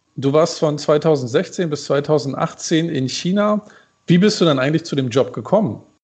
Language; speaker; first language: German; native; German